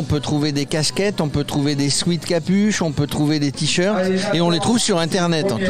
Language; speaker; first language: French; native; French